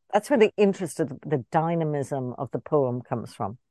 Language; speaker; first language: English; native; English